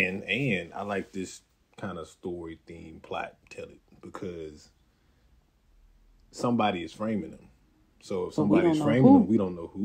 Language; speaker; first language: English; native; English